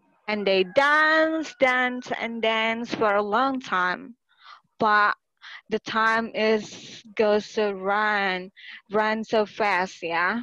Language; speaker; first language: English; non-native, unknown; Indonesian